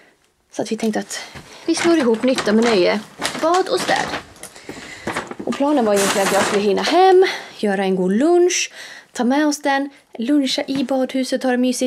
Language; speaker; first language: Swedish; native; Swedish